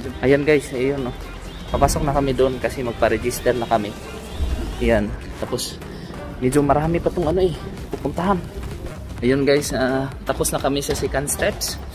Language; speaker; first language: Filipino; native; Filipino